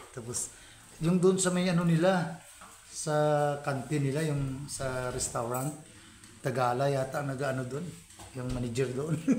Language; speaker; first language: Filipino; non-native, local second language; Hiligaynon